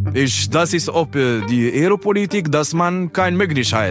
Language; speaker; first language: German; non-native, learner; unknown